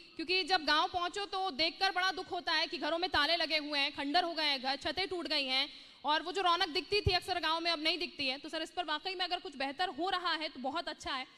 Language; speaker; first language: Hindi; native; Hindi